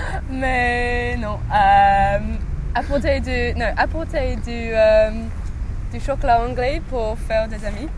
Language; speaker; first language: French; non-native, learner; English